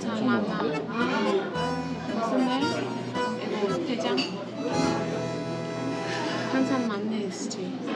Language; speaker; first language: Korean; non-native, learner; Vietnamese